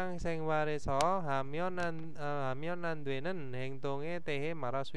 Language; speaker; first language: Korean; non-native, fluent; Indonesian